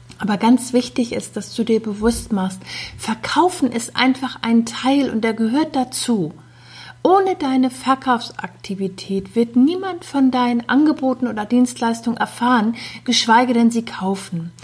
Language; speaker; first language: German; native; German